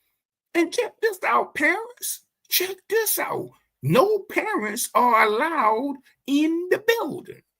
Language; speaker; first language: English; native; English